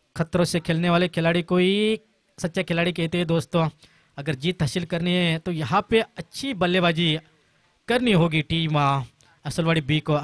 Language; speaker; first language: Hindi; non-native, local second language; Marathi